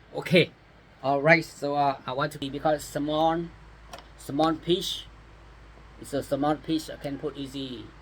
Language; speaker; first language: English; non-native, learner; Thai